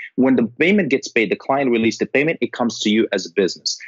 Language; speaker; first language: English; non-native, fluent; Arabic